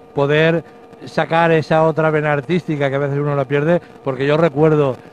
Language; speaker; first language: Spanish; native; Spanish